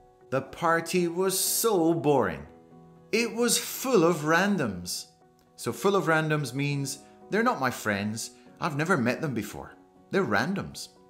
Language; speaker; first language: English; native; English